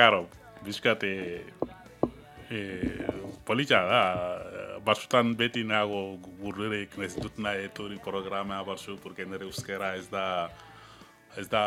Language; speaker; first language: Basque; non-native, learner; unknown